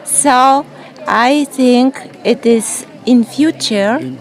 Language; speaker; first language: English; non-native, learner; Polish